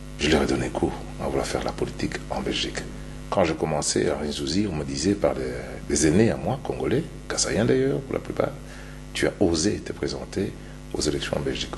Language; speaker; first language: French; non-native, local second language; Luba-Lulua